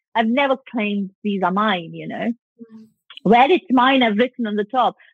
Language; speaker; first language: English; non-native, local second language; Punjabi